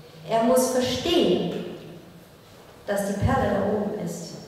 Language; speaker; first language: German; native; German